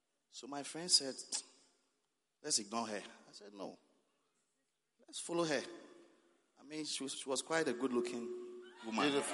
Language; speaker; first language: English; non-native, local second language; Akan